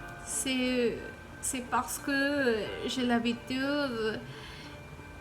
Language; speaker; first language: French; non-native, learner; Spanish